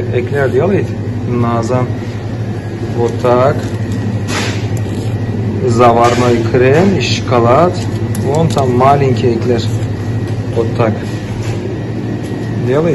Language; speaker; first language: Russian; non-native, learner; Turkish